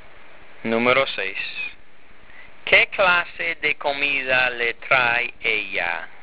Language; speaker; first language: Spanish; non-native, fluent; English